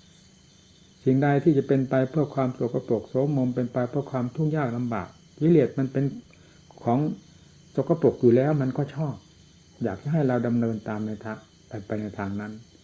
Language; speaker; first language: Thai; non-native, local second language; Northeastern Thai